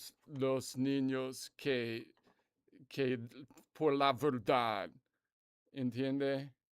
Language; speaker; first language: Spanish; non-native, learner; English